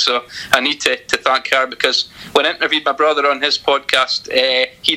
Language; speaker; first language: English; native; English